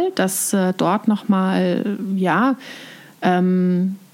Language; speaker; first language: German; native; German